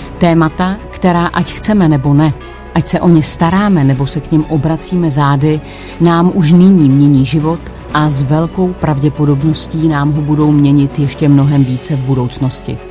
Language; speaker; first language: Czech; native; Czech